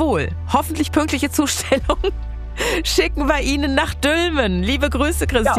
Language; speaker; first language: German; native; German